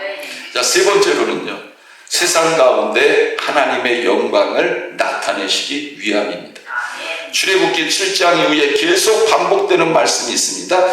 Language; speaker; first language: Korean; native; Korean